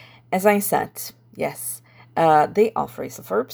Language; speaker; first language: English; non-native, fluent; Czech